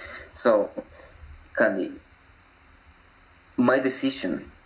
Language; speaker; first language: English; non-native, learner; Spanish